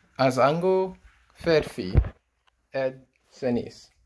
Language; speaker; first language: Hungarian; non-native, learner; English